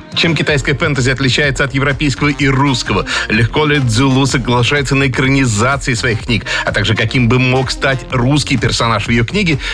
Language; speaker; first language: Russian; native; Russian